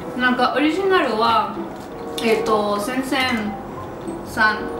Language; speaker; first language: Japanese; non-native, learner; Spanish